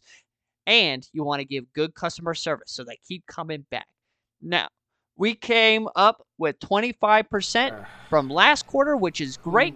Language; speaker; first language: English; native; English